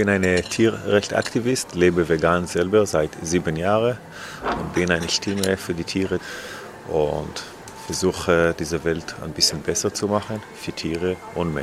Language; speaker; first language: German; non-native, fluent; Hebrew